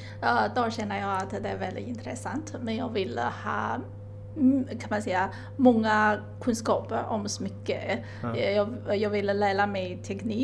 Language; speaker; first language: Swedish; non-native, fluent; Chinese